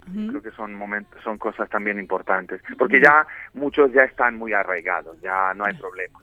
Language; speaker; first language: Spanish; non-native, fluent; Romanian